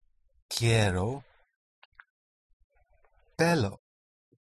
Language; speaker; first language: Spanish; non-native, learner; English